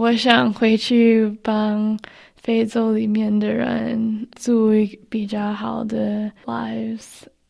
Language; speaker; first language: Chinese; early bilingual, heritage; Chinese